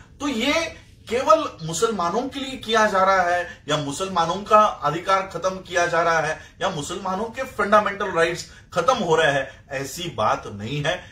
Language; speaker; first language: Hindi; non-native, local second language; Marathi